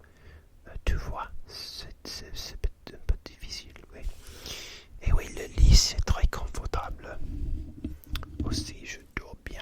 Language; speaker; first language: French; non-native, learner; English